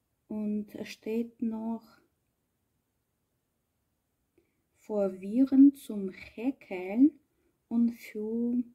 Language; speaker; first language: German; non-native, learner; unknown